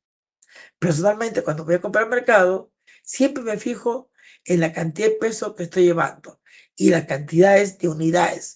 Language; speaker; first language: Spanish; native; Spanish